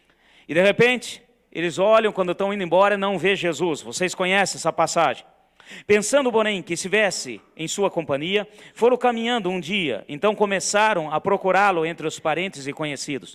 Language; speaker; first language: Portuguese; native; Portuguese